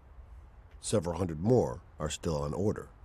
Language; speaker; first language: English; native; English